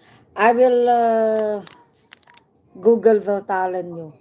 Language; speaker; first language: English; non-native, learner; Filipino